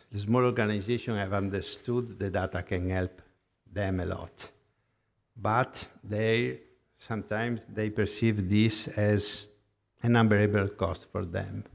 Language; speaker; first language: English; non-native, fluent; Italian